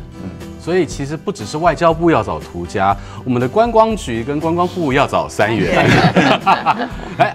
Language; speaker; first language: Chinese; native; Chinese